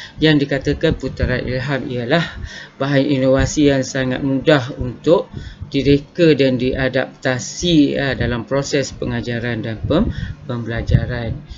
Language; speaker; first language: Malay; native; Malay